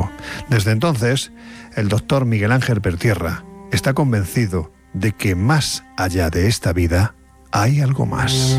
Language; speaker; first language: Spanish; native; Spanish